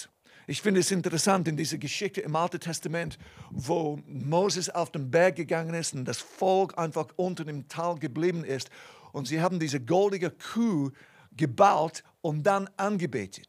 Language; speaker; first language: German; non-native, fluent; English